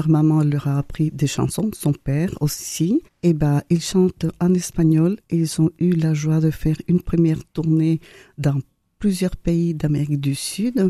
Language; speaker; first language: French; non-native, fluent; Spanish